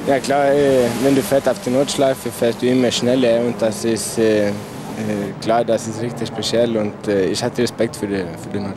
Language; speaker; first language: German; non-native, learner; Swedish